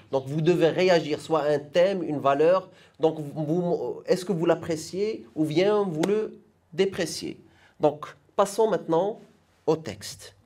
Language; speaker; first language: French; non-native, local second language; Arabic